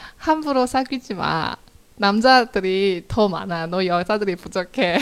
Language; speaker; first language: Korean; non-native, fluent; Chinese